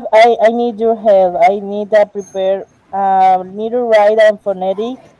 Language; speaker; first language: English; non-native, learner; Spanish